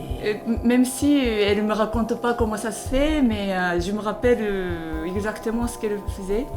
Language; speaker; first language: French; non-native, fluent; Japanese